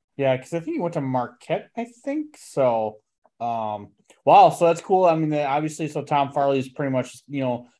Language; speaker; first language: English; native; English